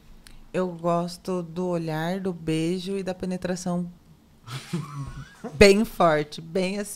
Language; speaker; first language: Portuguese; native; Portuguese